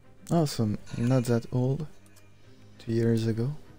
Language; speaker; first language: English; non-native, fluent; French